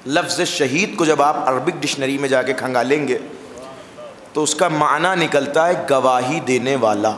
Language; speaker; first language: Urdu; native; Urdu